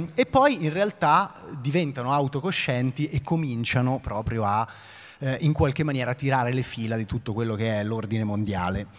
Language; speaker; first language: Italian; native; Italian